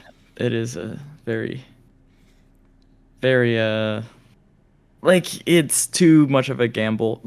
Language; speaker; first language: English; native; English